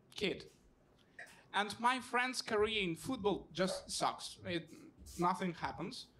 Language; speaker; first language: English; non-native, fluent; Russian